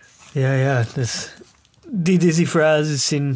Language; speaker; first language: German; non-native, learner; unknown